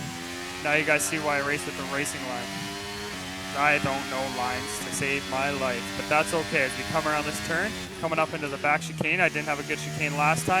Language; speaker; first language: English; native; English